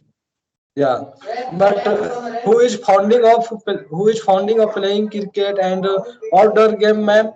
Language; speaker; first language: English; non-native, learner; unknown